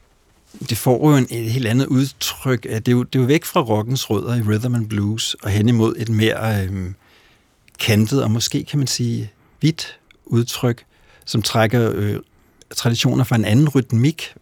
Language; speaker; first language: Danish; native; Danish